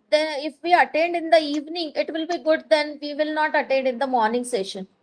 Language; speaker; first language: English; non-native, local second language; Marathi